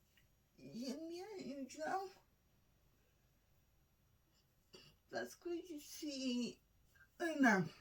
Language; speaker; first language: French; non-native, learner; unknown